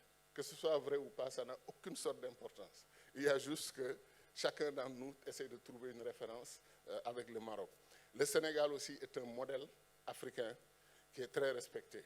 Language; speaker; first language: French; non-native, local second language; Wolof